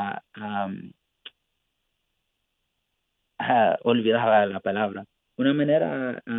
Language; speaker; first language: Spanish; non-native, fluent; English